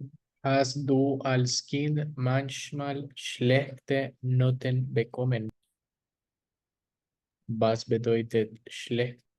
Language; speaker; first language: German; non-native, learner; Spanish